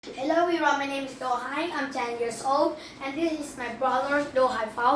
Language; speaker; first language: English; non-native, learner; Vietnamese